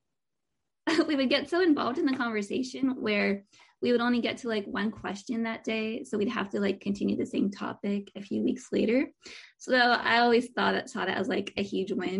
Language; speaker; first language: English; native; English